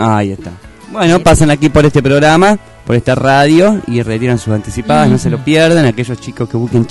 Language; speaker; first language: Spanish; native; Spanish